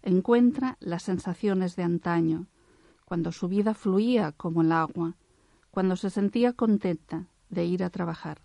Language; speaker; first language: Spanish; non-native, local second language; Catalan